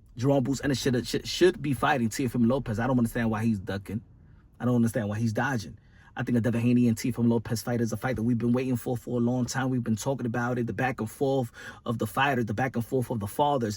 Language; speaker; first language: English; native; English